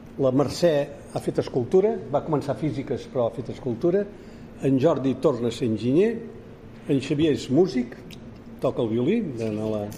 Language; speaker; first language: Catalan; native; Catalan